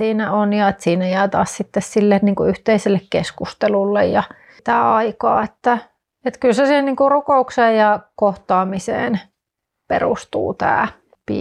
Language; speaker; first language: Finnish; native; Finnish